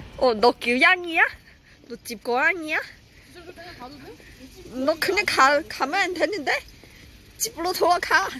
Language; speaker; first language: Korean; non-native, fluent; Cantonese